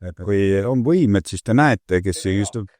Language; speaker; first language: Estonian; native; Estonian